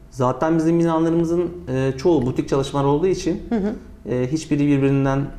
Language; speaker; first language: Turkish; native; Turkish